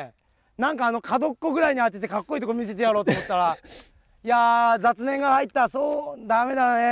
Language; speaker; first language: Japanese; native; Japanese